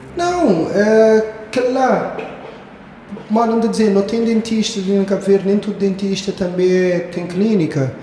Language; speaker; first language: Portuguese; non-native, local second language; Kabuverdianu